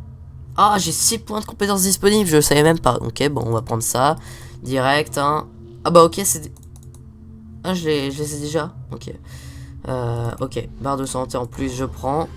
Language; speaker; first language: French; native; French